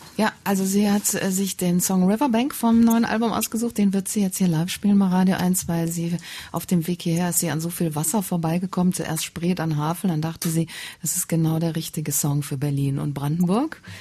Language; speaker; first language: German; native; German